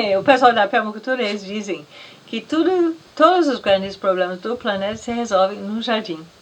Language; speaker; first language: Portuguese; non-native, fluent; English